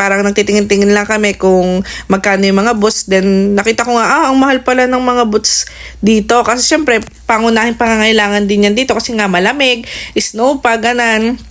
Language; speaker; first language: Filipino; native; Filipino